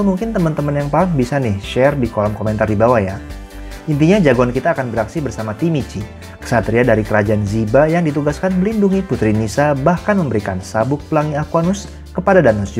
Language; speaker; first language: Indonesian; native; Indonesian